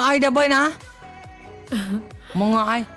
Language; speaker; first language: Vietnamese; non-native, learner; Malay